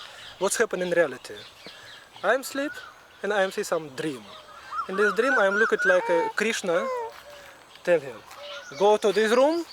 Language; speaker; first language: English; non-native, learner; Russian